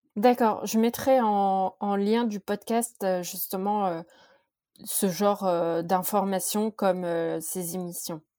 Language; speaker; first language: French; native; French